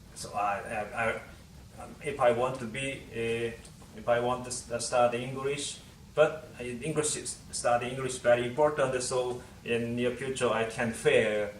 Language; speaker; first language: English; non-native, learner; Korean